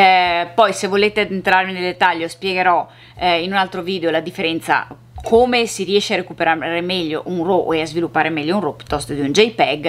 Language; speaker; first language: Italian; native; Italian